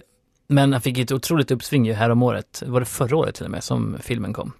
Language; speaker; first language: Swedish; native; Swedish